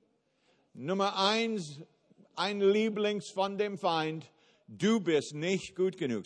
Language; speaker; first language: German; non-native, fluent; English